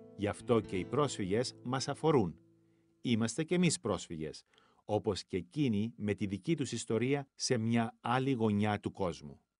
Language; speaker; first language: Greek; native; Greek